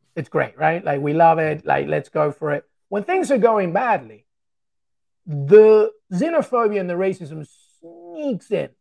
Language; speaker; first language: English; native; English